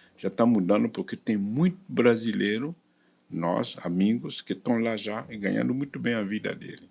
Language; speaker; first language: Portuguese; non-native, fluent; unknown